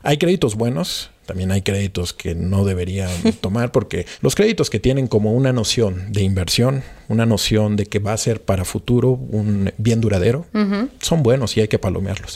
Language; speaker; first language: Spanish; native; Spanish